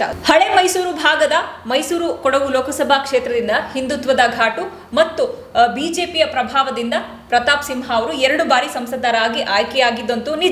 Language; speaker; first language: Kannada; native; Kannada